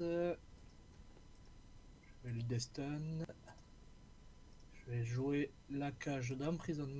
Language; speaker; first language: French; native; French